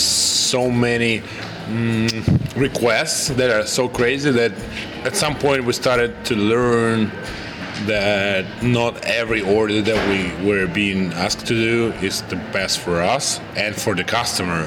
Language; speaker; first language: English; non-native, fluent; Russian